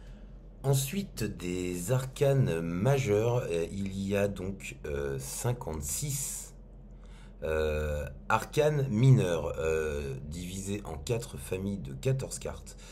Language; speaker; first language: French; native; French